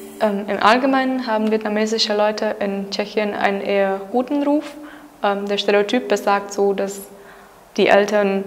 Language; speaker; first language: German; non-native, fluent; Czech